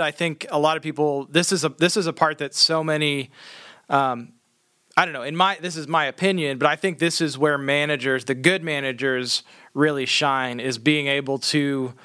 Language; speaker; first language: English; native; English